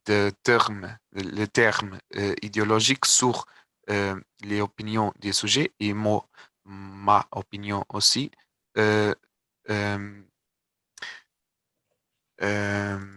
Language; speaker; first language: French; non-native, learner; Portuguese